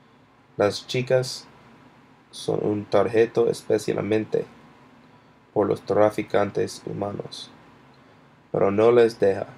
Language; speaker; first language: Spanish; non-native, learner; English